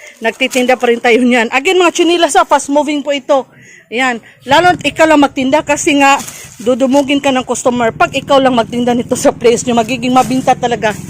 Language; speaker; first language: Filipino; non-native, local second language; Cebuano